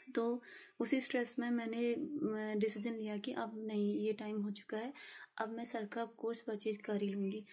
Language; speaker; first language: Hindi; native; Hindi